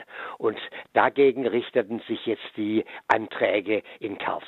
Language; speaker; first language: German; native; German